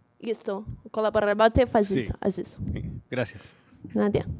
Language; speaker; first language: Spanish; non-native, learner; Portuguese